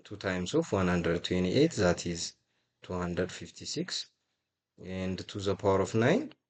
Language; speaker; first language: English; non-native, local second language; Amharic